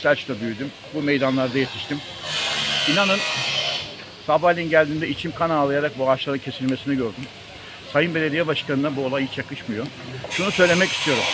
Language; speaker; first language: Turkish; native; Turkish